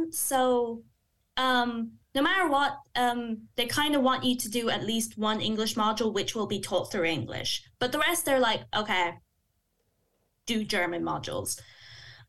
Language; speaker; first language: English; native; English